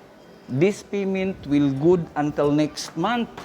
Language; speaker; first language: English; non-native, local second language; Cebuano